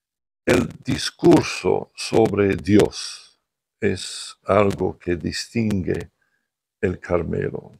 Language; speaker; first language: Spanish; non-native, fluent; English